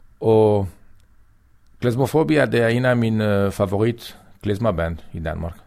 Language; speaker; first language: Danish; non-native, fluent; Romanian